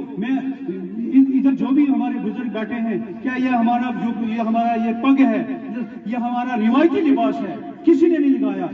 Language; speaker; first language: Urdu; non-native, local second language; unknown